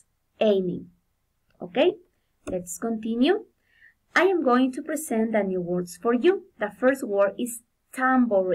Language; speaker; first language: English; non-native, fluent; Spanish